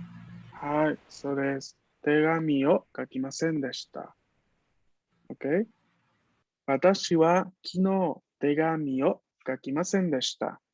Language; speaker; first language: Japanese; non-native, fluent; Spanish